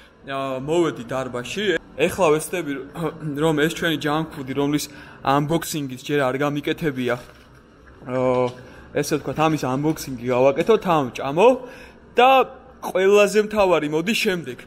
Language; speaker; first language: Georgian; native; Georgian